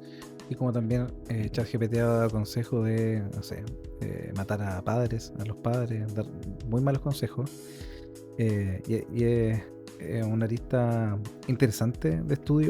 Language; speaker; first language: Spanish; native; Spanish